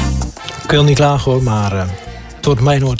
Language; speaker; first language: Dutch; native; Dutch